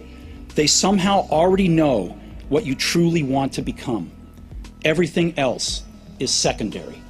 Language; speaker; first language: English; native; English